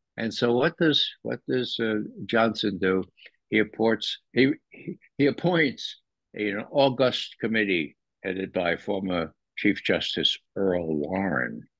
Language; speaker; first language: English; native; English